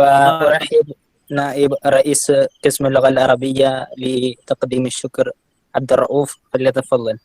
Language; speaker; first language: Arabic; non-native, fluent; Malayalam